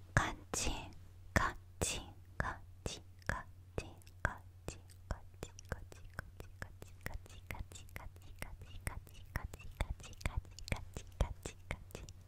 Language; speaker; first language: Japanese; non-native, learner; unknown